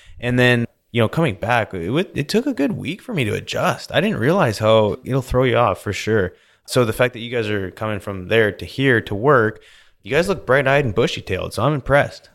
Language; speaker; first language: English; native; English